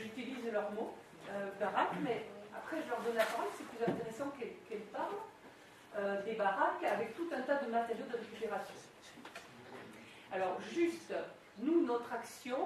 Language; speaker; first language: French; native; French